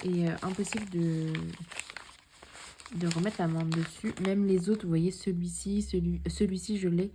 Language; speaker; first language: French; native; French